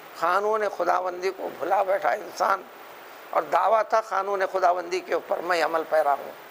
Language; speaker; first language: Urdu; native; Urdu